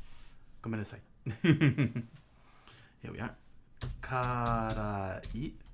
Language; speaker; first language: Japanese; non-native, learner; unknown